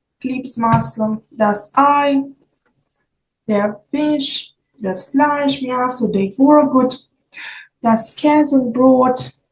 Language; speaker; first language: German; non-native, learner; Ukrainian